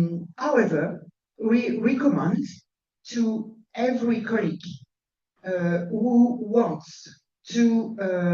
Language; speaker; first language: English; non-native, fluent; French